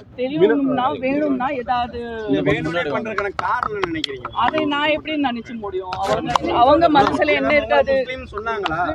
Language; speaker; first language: Tamil; non-native, fluent; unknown